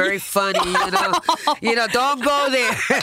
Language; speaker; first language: English; early bilingual, other home language; Spanish